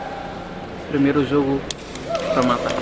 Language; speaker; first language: Portuguese; non-native, local second language; Tetum